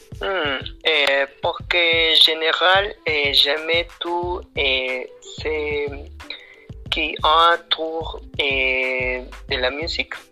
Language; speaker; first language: French; non-native, learner; Spanish